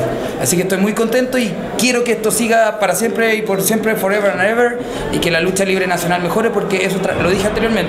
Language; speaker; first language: Spanish; native; Spanish